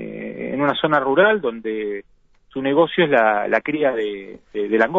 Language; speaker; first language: Spanish; native; Spanish